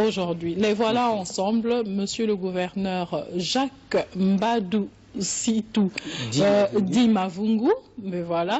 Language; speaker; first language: French; non-native, local second language; Lingala